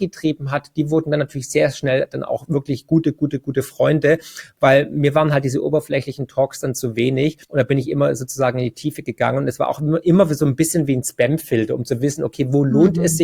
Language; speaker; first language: German; native; German